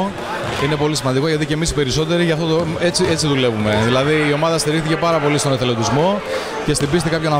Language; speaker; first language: Greek; native; Greek